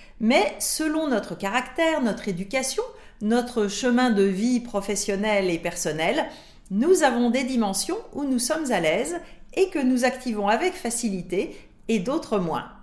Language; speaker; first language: French; native; French